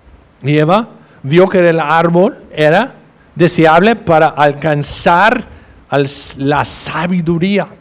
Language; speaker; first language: Spanish; non-native, fluent; English